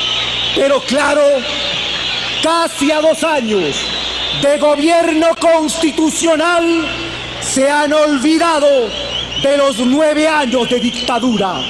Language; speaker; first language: Spanish; native; Spanish